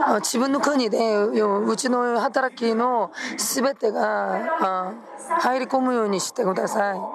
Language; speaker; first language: Japanese; non-native, fluent; Korean